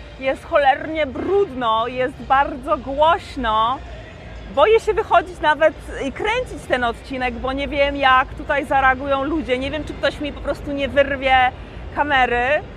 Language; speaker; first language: Polish; native; Polish